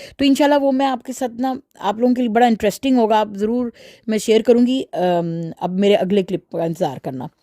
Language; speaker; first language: Urdu; early bilingual, heritage; Urdu